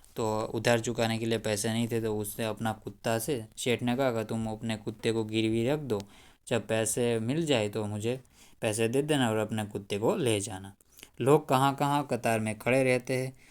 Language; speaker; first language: Hindi; non-native, local second language; Gujarati